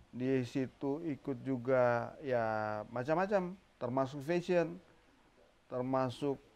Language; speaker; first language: Indonesian; native; Indonesian